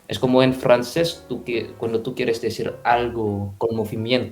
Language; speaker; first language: Spanish; non-native, fluent; Indonesian